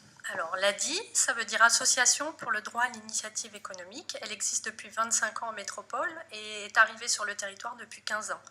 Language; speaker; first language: French; native; French